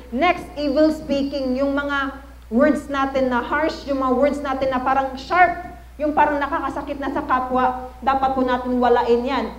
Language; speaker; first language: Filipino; non-native, local second language; Cebuano